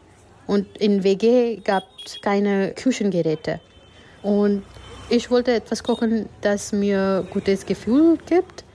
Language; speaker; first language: German; non-native, learner; Gujarati